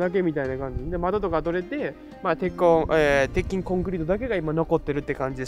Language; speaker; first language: Japanese; native; Japanese